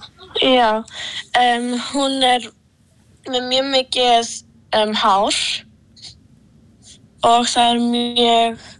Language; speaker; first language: Icelandic; early bilingual, other home language; Polish